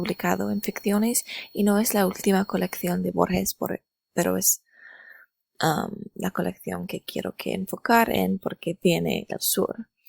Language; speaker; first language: Spanish; non-native, learner; English